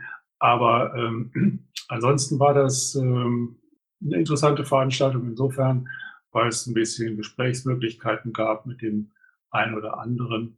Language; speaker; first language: German; native; German